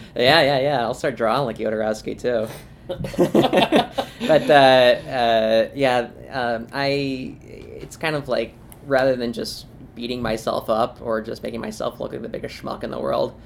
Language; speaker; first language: English; native; English